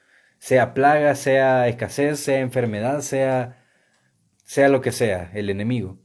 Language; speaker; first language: Spanish; native; Spanish